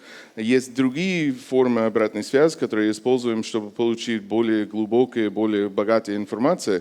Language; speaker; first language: Russian; non-native, fluent; English